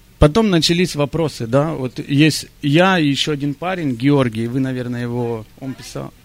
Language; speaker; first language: Russian; early bilingual, heritage; Russian